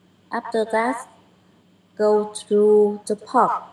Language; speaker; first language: English; non-native, learner; Vietnamese